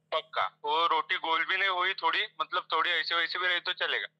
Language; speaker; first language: Hindi; non-native, local second language; Marathi